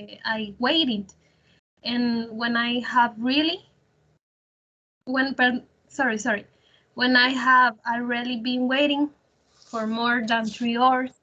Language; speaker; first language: English; non-native, learner; Spanish